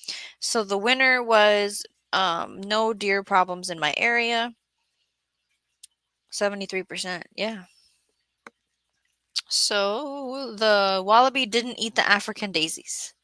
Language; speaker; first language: English; native; English